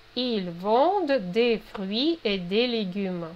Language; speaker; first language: French; non-native, fluent; Russian